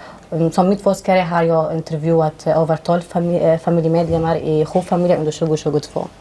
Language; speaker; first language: Swedish; non-native, fluent; Arabic